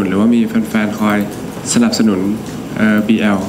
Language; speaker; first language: Thai; native; Thai